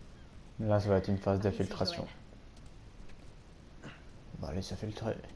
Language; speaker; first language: French; native; French